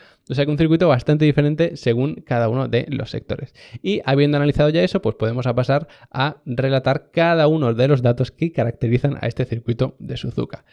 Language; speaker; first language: Spanish; native; Spanish